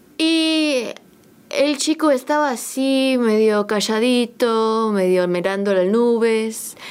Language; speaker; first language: Spanish; early bilingual, other home language; Korean